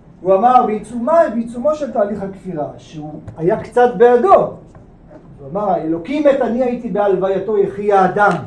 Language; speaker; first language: Hebrew; native; Hebrew